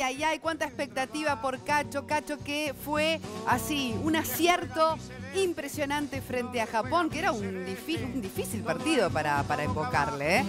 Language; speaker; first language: Spanish; native; Spanish